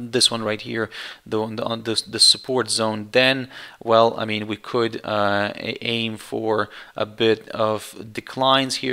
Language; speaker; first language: English; non-native, fluent; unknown